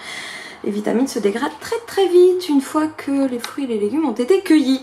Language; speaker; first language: French; native; French